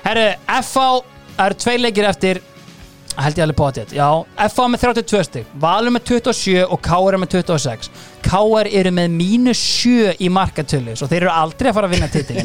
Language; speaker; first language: Icelandic; native; Icelandic